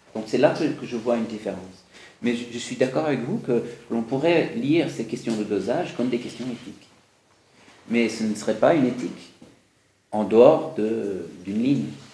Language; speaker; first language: French; non-native, fluent; English